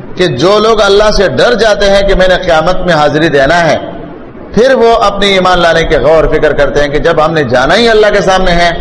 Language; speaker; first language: Urdu; non-native, local second language; Pashto